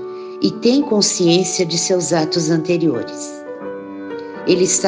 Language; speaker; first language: Portuguese; native; Portuguese